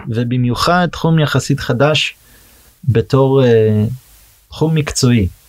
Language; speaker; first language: Hebrew; early bilingual, heritage; Hebrew